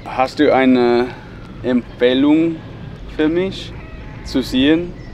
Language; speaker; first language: German; non-native, learner; English